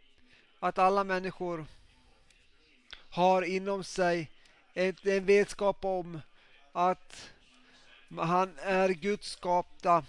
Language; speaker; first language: Swedish; non-native, local second language; Finnish